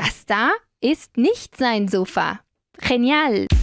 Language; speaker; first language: German; non-native, fluent; Spanish